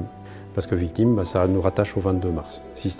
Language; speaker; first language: French; native; French